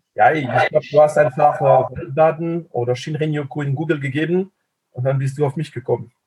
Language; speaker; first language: German; non-native, fluent; French